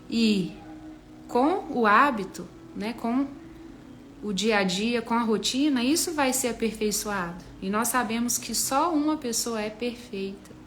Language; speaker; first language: Portuguese; native; Portuguese